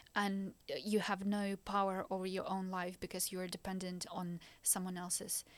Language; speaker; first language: English; non-native, fluent; Ukrainian